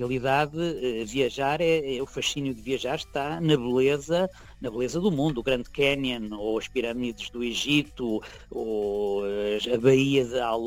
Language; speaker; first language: Portuguese; native; Portuguese